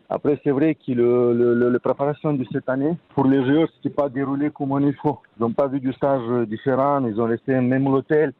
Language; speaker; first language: French; non-native, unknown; Romanian